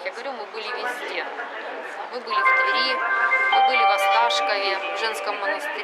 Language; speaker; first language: Russian; native; Russian